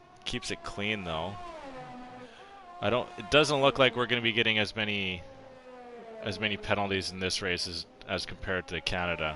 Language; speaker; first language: English; native; English